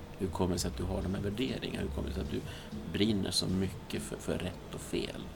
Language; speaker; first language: Swedish; early bilingual, other home language; Spanish